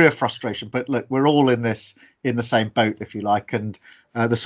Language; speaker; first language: English; native; English